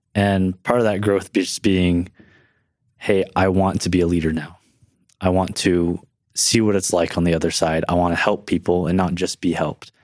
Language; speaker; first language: English; native; English